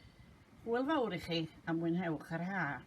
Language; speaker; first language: Welsh; native; Welsh